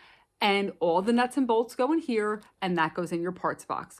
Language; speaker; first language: English; native; English